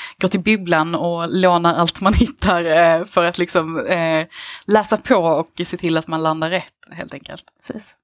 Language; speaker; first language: Swedish; native; Swedish